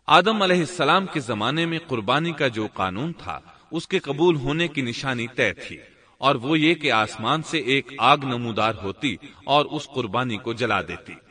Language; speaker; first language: Urdu; native; Urdu